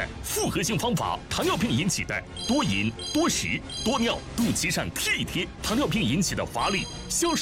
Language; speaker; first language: Chinese; native; Chinese